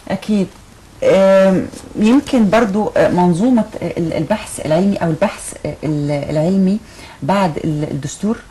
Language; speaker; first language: Arabic; native; Arabic